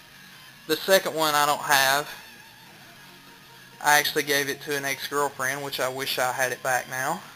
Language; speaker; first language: English; native; English